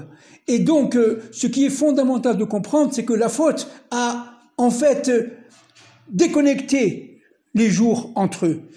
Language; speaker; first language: French; native; French